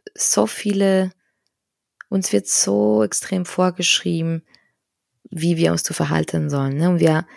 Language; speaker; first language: German; non-native, fluent; Spanish